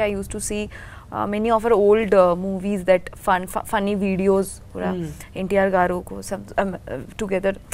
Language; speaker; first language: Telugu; non-native, learner; Bangla